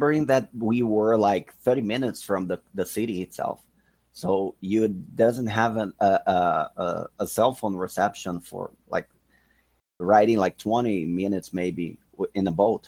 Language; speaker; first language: English; non-native, fluent; Portuguese